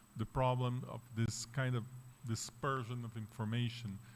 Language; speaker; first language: English; non-native, fluent; Portuguese